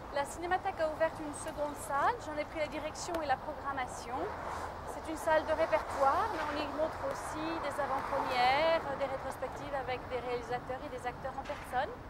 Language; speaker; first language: French; native; French